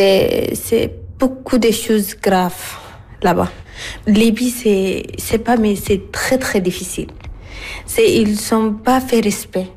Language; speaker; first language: French; non-native, learner; Arabic